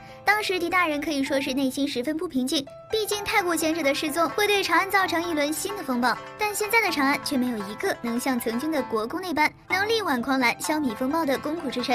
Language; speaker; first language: Chinese; native; Chinese